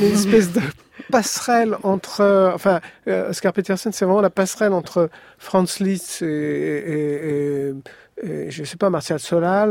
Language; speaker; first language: French; native; French